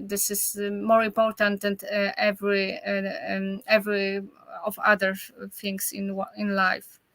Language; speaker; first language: English; non-native, learner; Polish